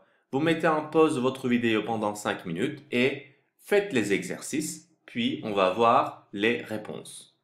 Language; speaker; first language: French; non-native, fluent; Turkish